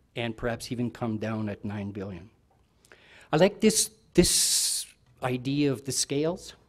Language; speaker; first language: English; native; English